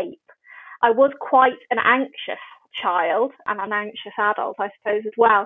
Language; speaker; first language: English; native; English